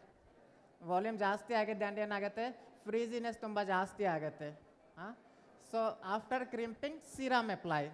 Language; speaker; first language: Kannada; non-native, learner; Bangla